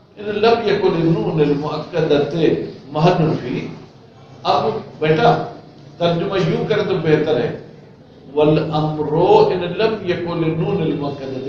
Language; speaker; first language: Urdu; non-native, local second language; Sindhi